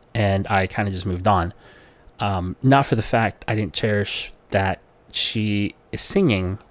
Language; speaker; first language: English; non-native, local second language; Filipino